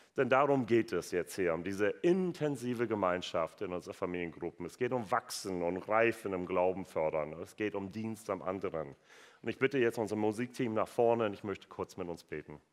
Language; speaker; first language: German; non-native, fluent; English